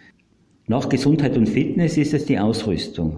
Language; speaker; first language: German; native; German